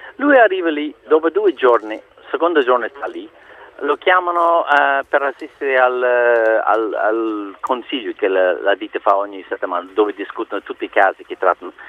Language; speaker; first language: Italian; non-native, fluent; English